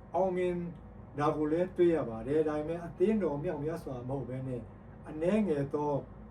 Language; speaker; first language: Burmese; non-native, local second language; Tedim Chin